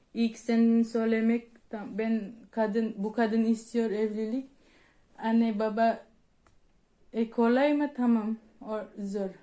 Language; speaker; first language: Turkish; non-native, learner; Indonesian